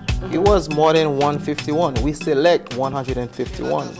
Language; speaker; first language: English; non-native, fluent; Haitian Creole